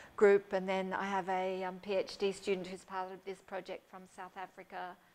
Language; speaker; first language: English; native; English